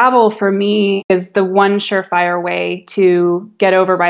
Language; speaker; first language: English; native; English